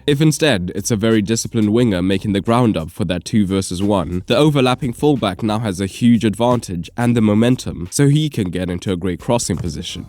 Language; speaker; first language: English; native; English